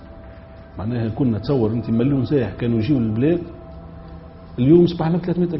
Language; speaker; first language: Arabic; native; Arabic